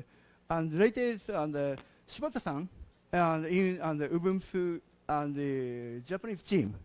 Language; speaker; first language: English; non-native, learner; Japanese